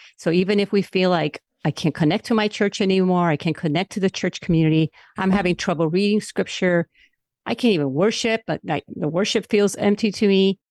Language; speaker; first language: English; non-native, local second language; Spanish